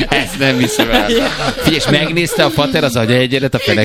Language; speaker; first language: Hungarian; native; Hungarian